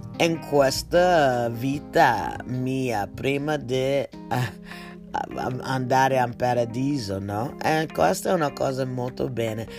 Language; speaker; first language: Italian; non-native, learner; English